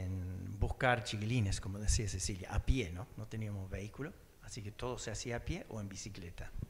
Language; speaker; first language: Spanish; early bilingual, other home language; English